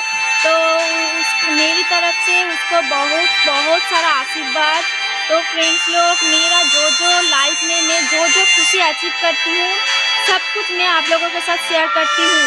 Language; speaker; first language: Hindi; non-native, local second language; Bangla